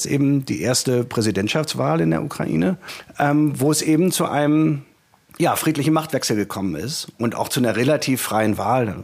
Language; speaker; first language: German; native; German